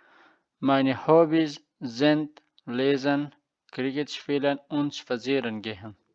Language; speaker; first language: German; non-native, learner; Pashto